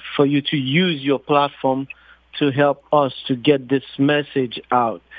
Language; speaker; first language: English; non-native, fluent; Haitian Creole